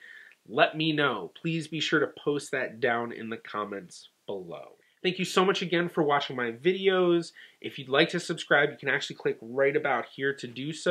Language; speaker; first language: English; native; English